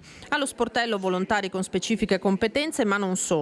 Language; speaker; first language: Italian; native; Italian